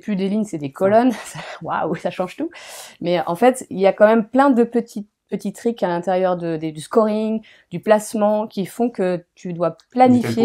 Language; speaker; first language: French; native; French